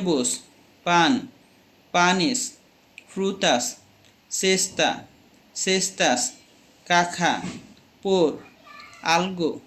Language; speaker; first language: Spanish; non-native, learner; Bangla